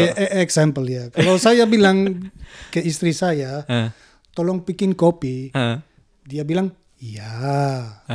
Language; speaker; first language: Indonesian; non-native, learner; German